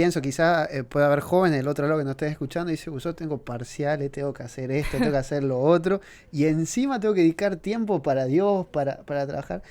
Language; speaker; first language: Spanish; native; Spanish